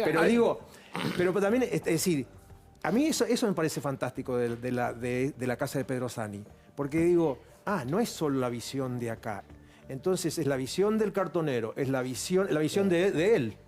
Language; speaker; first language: Spanish; native; Spanish